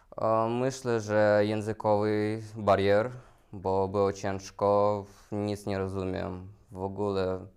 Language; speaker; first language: Polish; non-native, learner; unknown